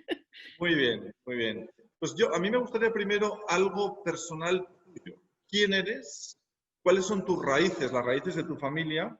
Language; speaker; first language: Spanish; native; Spanish